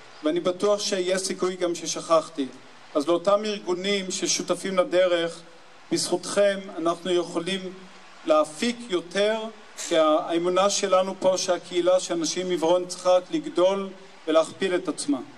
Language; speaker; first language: Hebrew; native; Hebrew